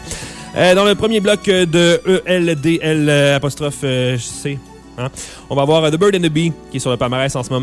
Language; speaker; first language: French; native; French